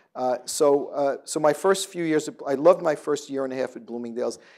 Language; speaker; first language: English; native; English